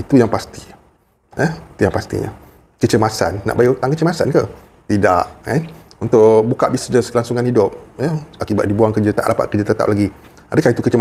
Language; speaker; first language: Malay; native; Malay